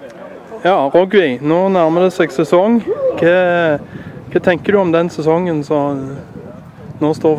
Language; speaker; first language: Norwegian; native; Norwegian